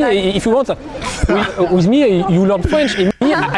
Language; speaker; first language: English; non-native, learner; French